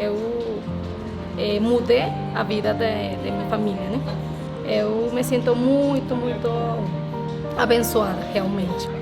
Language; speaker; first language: Portuguese; non-native, learner; Spanish